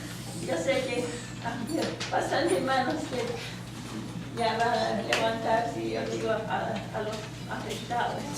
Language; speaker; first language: Spanish; non-native, learner; English